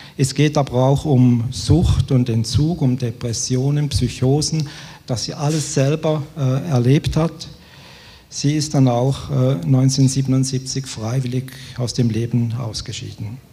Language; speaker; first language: German; native; German